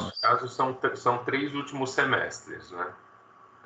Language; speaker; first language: Portuguese; native; Portuguese